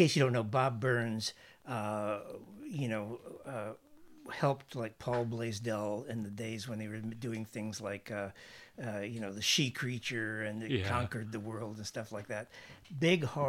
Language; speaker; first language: English; native; English